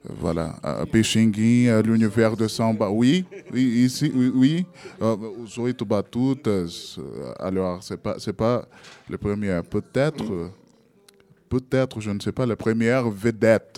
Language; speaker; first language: French; non-native, learner; Portuguese